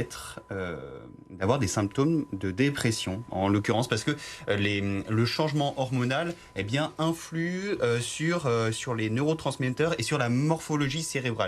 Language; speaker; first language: French; native; French